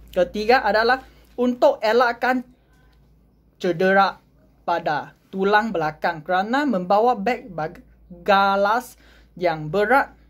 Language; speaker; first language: Malay; non-native, local second language; Chinese